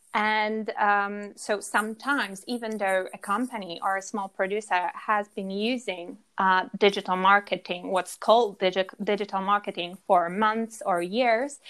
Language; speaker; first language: English; non-native, fluent; Polish